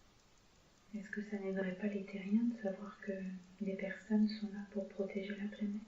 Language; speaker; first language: French; native; French